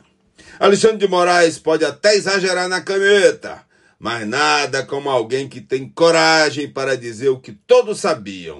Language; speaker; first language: Portuguese; native; Portuguese